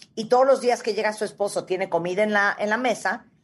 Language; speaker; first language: Spanish; native; Spanish